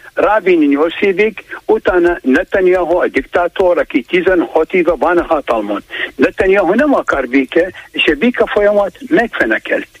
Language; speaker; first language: Hungarian; non-native, fluent; Kurdish